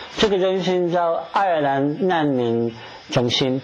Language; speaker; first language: Chinese; non-native, fluent; English